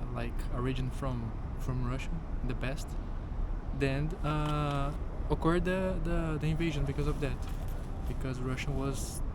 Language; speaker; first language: English; non-native, fluent; Portuguese